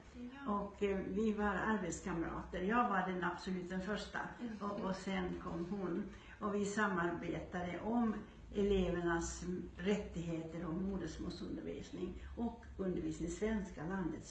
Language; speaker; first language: Swedish; non-native, fluent; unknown